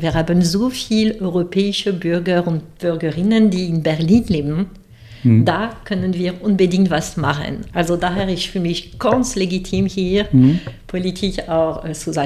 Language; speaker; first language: German; non-native, fluent; French